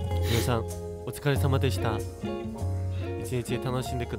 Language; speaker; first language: Japanese; non-native, fluent; Korean